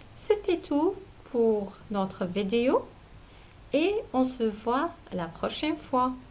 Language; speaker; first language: French; non-native, fluent; Arabic